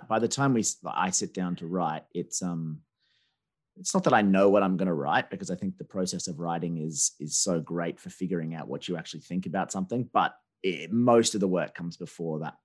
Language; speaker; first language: English; native; English